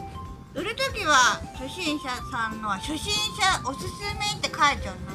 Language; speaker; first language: Japanese; native; Japanese